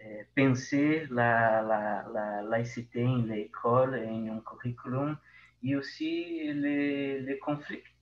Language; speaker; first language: French; non-native, learner; Portuguese